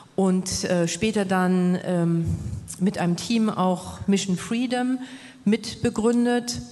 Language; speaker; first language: German; native; German